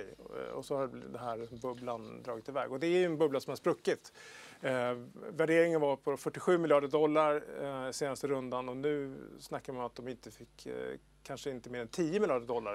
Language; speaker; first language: Swedish; native; Swedish